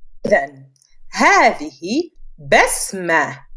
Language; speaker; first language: Arabic; non-native, fluent; French